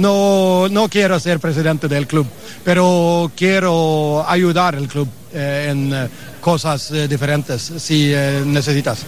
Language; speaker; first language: Spanish; non-native, learner; English